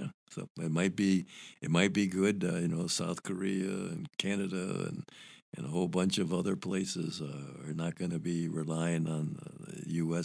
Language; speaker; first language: English; early bilingual, other home language; Spanish